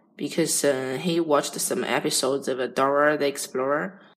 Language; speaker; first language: English; non-native, learner; Chinese